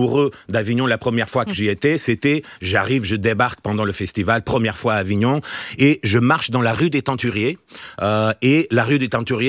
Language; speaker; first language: French; non-native, fluent; Portuguese